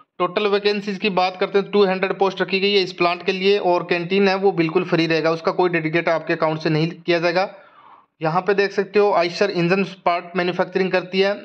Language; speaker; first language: Hindi; native; Hindi